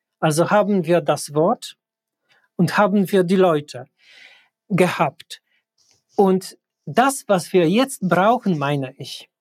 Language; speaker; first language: German; non-native, fluent; Polish